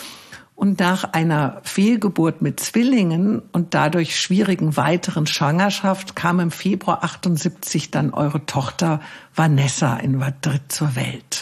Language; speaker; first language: German; native; German